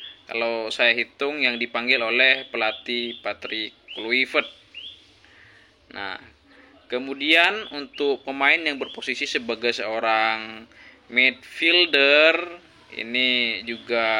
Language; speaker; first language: Indonesian; native; Indonesian